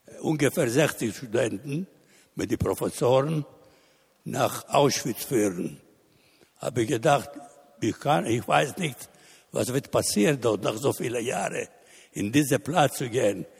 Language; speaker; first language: German; non-native, learner; Italian